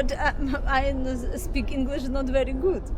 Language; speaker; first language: English; non-native, learner; Ukrainian